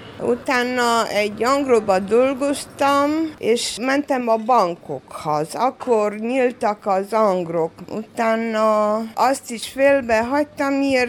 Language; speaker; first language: Hungarian; non-native, local second language; Romanian